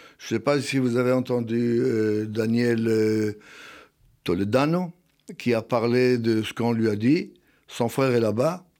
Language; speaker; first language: French; non-native, fluent; Hebrew